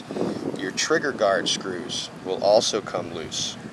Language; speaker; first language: English; native; English